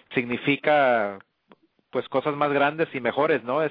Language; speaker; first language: Spanish; early bilingual, heritage; Spanish